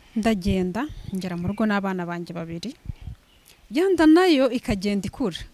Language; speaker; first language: Kinyarwanda; native; Kinyarwanda